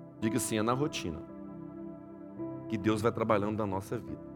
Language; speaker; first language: Portuguese; native; Portuguese